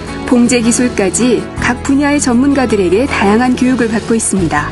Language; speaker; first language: Korean; native; Korean